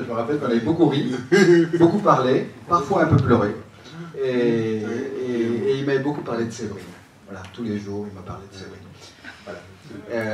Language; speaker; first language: French; native; French